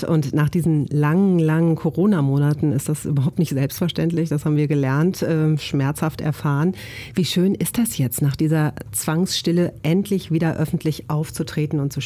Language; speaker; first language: German; native; German